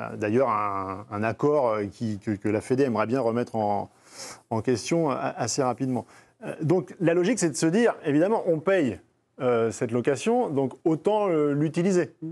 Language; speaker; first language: French; native; French